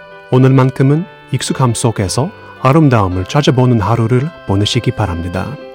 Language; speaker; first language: Korean; non-native, fluent; English